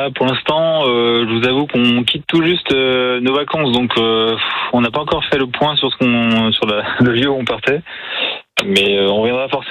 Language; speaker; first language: French; native; French